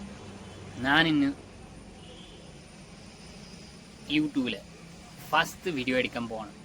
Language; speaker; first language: Malayalam; non-native, local second language; Assamese